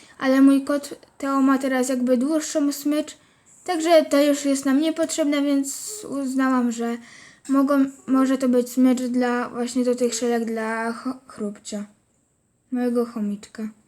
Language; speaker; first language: Polish; native; Polish